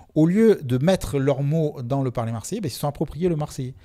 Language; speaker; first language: French; native; French